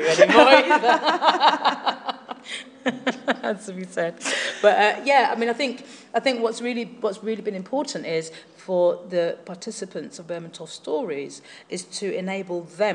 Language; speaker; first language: English; native; English